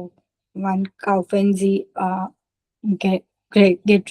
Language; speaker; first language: German; non-native, learner; Gujarati